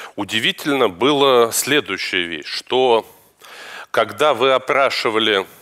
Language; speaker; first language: Russian; native; Russian